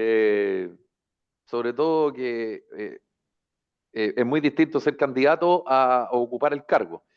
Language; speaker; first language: Spanish; native; Spanish